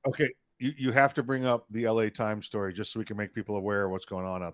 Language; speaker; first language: English; native; English